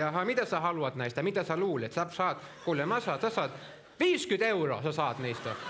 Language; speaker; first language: Finnish; non-native, local second language; Swedish